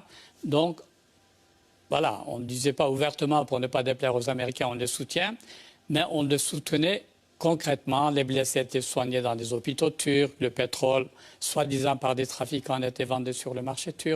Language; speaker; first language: French; native; French